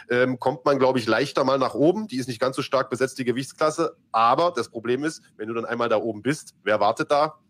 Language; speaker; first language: German; native; German